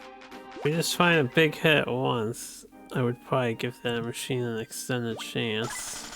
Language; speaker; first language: English; native; English